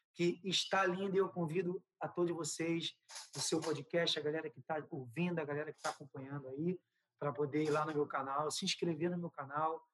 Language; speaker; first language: Portuguese; native; Portuguese